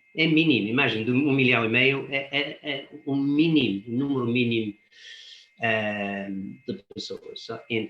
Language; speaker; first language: Portuguese; non-native, fluent; English